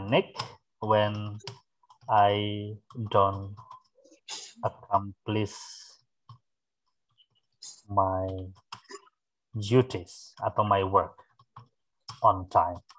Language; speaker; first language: English; non-native, fluent; Indonesian